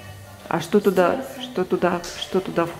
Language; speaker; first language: Russian; native; Russian